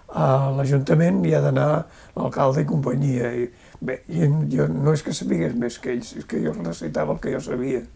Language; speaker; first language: Catalan; native; Catalan